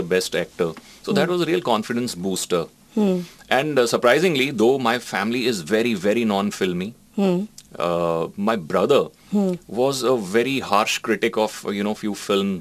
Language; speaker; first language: English; non-native, local second language; Punjabi